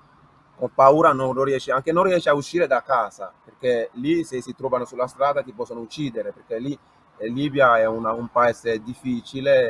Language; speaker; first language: Italian; non-native, learner; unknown